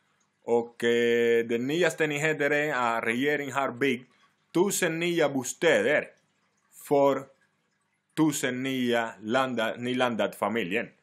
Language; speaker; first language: Swedish; non-native, fluent; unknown